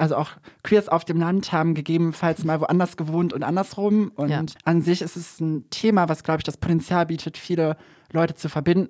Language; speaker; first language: German; native; German